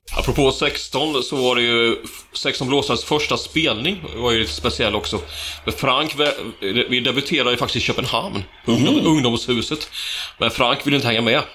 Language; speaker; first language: Swedish; native; Swedish